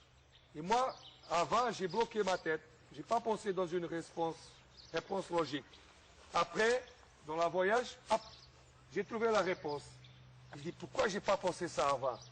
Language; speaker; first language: French; non-native, fluent; Portuguese